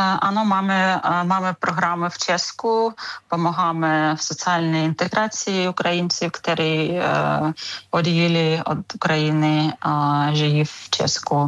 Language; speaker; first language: Czech; non-native, learner; Ukrainian